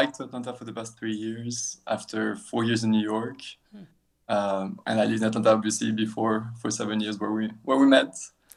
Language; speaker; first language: English; non-native, fluent; French